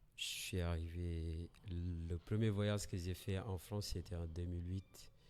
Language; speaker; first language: French; non-native, local second language; Wolof